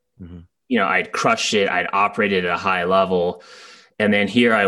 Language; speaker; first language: English; native; English